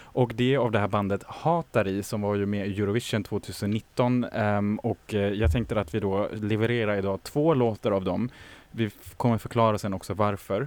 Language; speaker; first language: Swedish; non-native, fluent; German